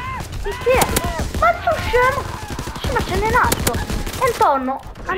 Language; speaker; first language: Italian; native; Italian